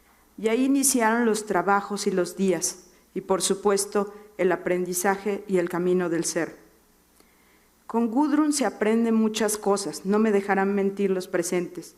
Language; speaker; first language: Spanish; native; Spanish